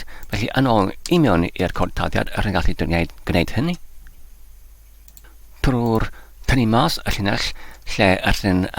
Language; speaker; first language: Welsh; non-native, learner; English